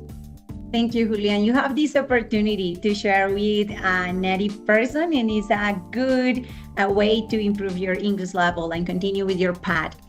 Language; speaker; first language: English; non-native, fluent; Spanish